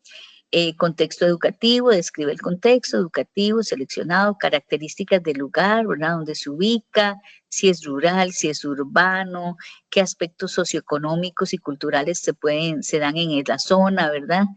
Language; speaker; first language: Spanish; native; Spanish